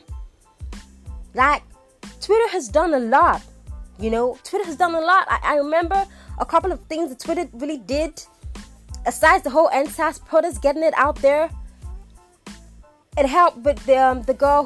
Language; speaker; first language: English; non-native, local second language; Igbo